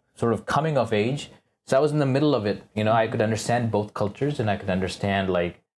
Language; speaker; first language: English; non-native, local second language; Urdu